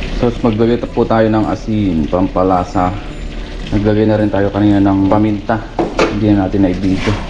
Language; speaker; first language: Filipino; non-native, local second language; Iloko